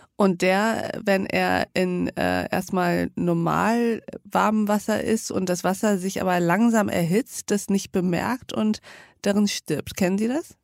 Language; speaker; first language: German; early bilingual, other home language; Turkish